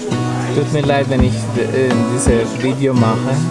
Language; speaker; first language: German; non-native, fluent; Filipino